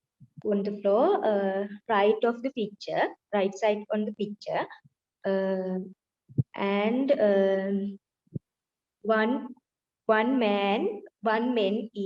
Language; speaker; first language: English; non-native, learner; Sinhala